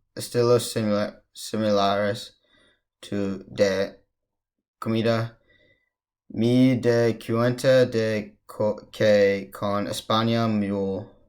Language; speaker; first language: Spanish; non-native, learner; English